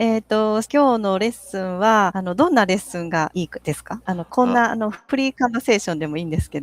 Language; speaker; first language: Japanese; native; Japanese